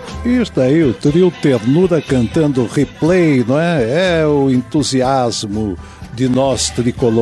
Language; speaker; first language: Portuguese; native; Portuguese